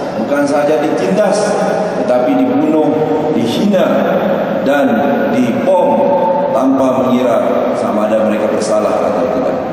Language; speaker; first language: Malay; native; Malay